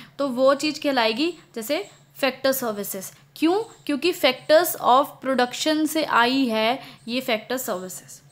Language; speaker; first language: Hindi; native; Hindi